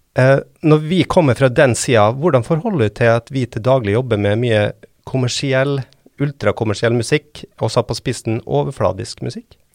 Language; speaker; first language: Norwegian; native; Norwegian